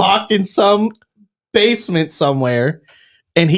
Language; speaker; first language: English; native; English